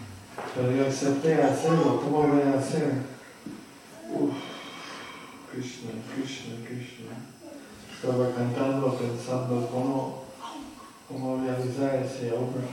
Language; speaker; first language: Spanish; non-native, fluent; English